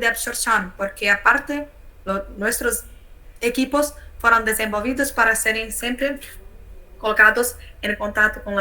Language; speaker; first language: Spanish; non-native, learner; Portuguese